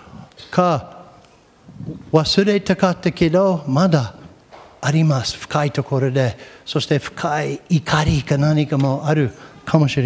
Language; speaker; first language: Japanese; non-native, fluent; English